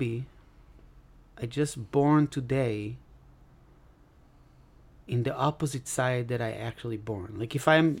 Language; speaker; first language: English; non-native, fluent; Hebrew